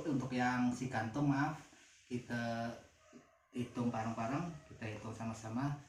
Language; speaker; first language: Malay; non-native, local second language; Javanese